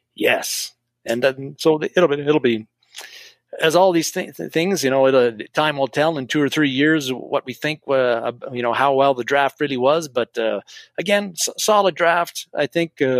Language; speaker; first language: English; native; English